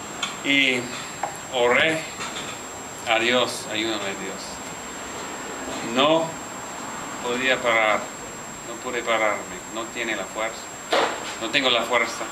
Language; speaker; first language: Spanish; non-native, learner; English